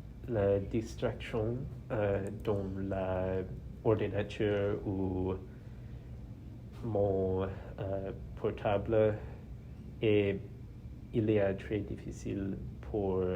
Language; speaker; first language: French; non-native, learner; English